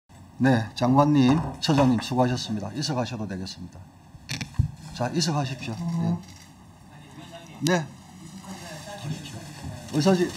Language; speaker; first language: Korean; native; Korean